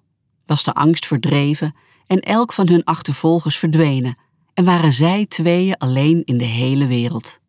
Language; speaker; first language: Dutch; native; Dutch